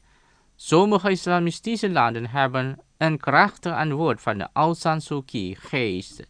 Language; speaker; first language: Dutch; non-native, fluent; Indonesian